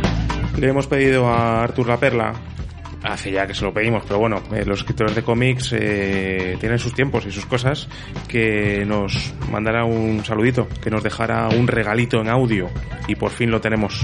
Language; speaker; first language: Spanish; native; Spanish